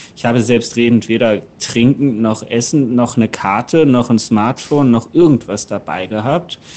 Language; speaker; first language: German; native; German